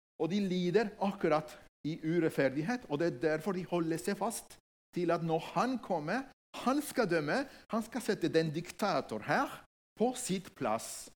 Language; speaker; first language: Norwegian; non-native, fluent; Spanish